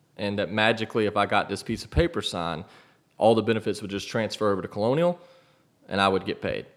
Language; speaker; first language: English; native; English